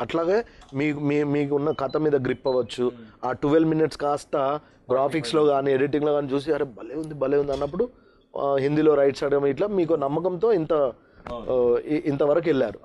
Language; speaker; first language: Telugu; native; Telugu